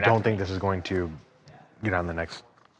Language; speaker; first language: English; native; English